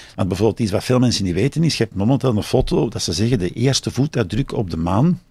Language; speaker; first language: Dutch; native; Dutch